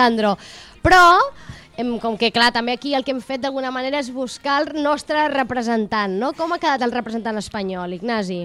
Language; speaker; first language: Catalan; native; Catalan